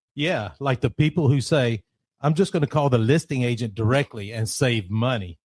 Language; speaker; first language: English; native; English